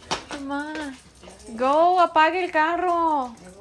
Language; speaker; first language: Spanish; early bilingual, heritage; Spanish